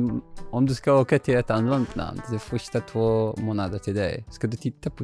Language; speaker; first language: Swedish; non-native, learner; Arabic